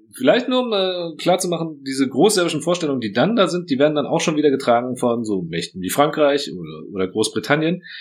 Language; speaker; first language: German; early bilingual, other home language; Croatian